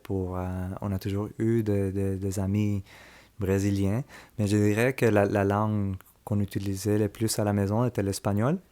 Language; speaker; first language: French; early bilingual, other home language; Spanish